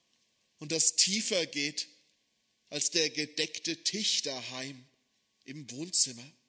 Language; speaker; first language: German; native; German